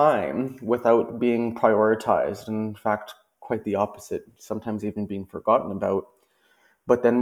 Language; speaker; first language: English; native; English